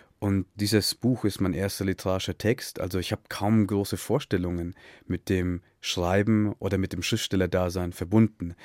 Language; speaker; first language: German; early bilingual, other home language; Tamil